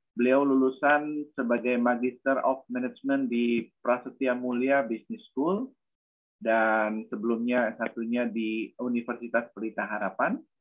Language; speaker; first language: Indonesian; native; Indonesian